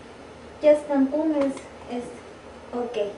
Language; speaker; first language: English; non-native, learner; Spanish